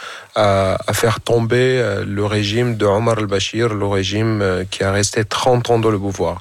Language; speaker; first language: French; non-native, fluent; Arabic